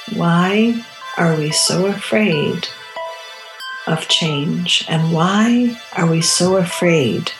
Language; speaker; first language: English; early bilingual, other home language; Romany